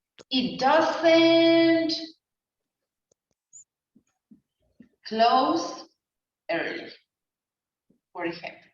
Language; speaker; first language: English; non-native, learner; Spanish